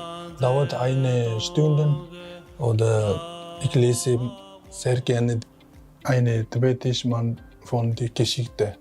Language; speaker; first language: German; non-native, learner; Tibetan